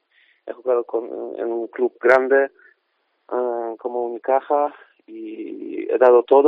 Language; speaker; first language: Spanish; non-native, fluent; Polish